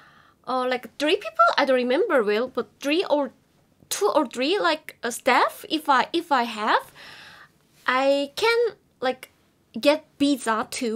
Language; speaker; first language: English; non-native, learner; Korean